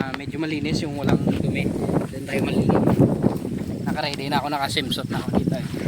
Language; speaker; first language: Filipino; non-native, local second language; Bikol